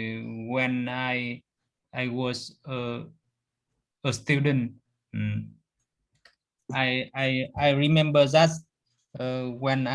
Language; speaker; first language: English; non-native, learner; Vietnamese